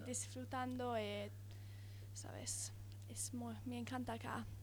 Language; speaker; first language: Spanish; non-native, learner; English